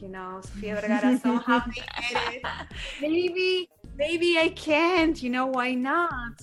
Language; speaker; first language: English; non-native, fluent; Spanish